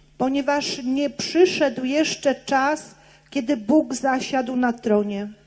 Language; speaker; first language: Polish; native; Polish